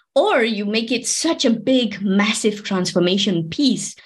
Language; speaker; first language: English; non-native, local second language; Tamil